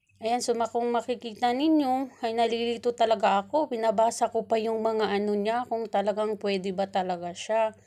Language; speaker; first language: Filipino; native; Filipino